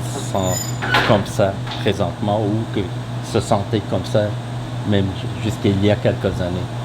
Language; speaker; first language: French; non-native, fluent; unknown